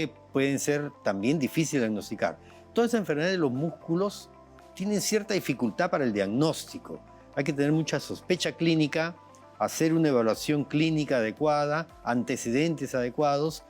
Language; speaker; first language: Spanish; native; Spanish